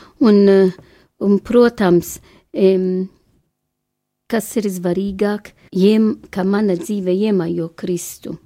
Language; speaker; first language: Latvian; non-native, fluent; Maltese